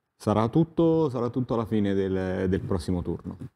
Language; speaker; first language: Italian; native; Italian